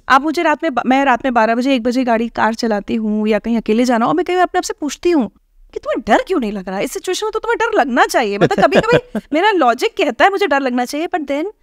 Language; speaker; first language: Hindi; native; Hindi